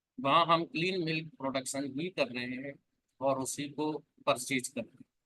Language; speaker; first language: Hindi; native; Hindi